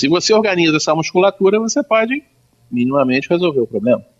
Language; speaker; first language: Portuguese; native; Portuguese